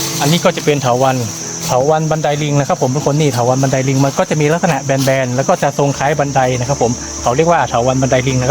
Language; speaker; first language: Thai; native; Thai